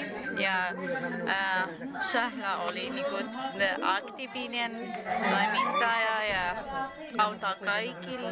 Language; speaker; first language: Finnish; non-native, learner; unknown